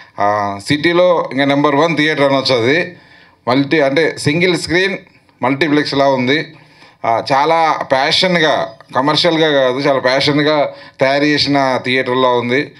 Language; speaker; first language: Telugu; native; Telugu